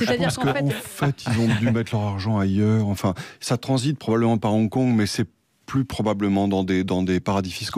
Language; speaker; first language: French; native; French